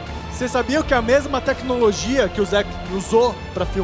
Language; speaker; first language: Portuguese; native; Portuguese